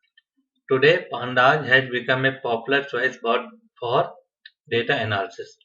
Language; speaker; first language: English; non-native, local second language; Hindi